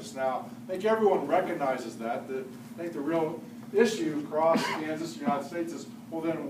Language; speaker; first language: English; native; English